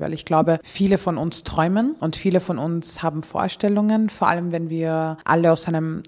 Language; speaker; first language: German; early bilingual, other home language; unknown